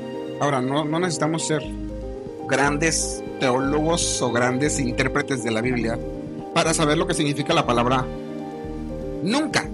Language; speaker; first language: Spanish; native; Spanish